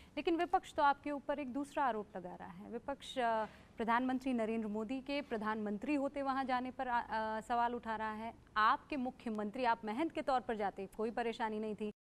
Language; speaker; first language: Hindi; native; Hindi